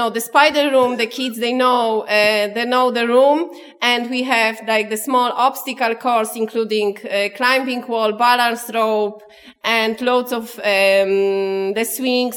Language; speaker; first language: English; non-native, learner; Polish